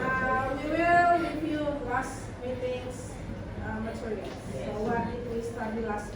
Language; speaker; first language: English; non-native, fluent; Indonesian